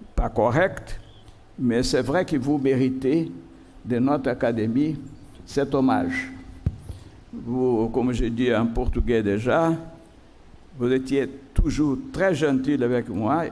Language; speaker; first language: French; non-native, fluent; Portuguese